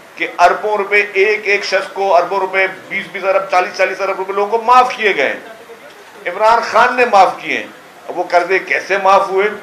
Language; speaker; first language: Urdu; non-native, local second language; Sindhi